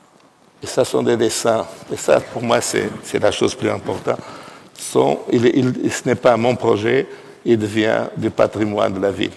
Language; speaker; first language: French; non-native, fluent; Portuguese